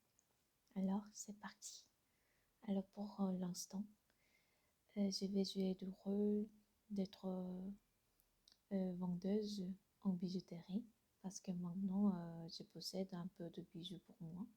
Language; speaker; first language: French; non-native, learner; Korean